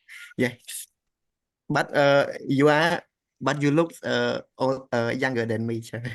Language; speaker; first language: English; non-native, learner; Khmer